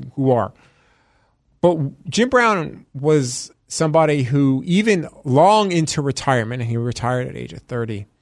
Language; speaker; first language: English; native; English